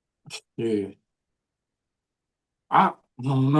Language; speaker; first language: English; native; English